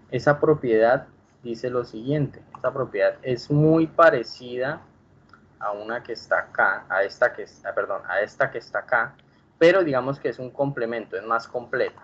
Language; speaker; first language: Spanish; native; Spanish